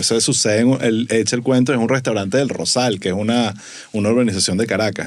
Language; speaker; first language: Spanish; native; Spanish